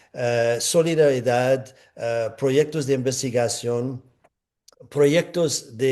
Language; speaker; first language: Spanish; non-native, fluent; English